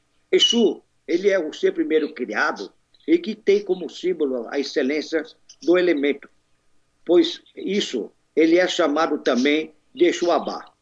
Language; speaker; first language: Portuguese; native; Portuguese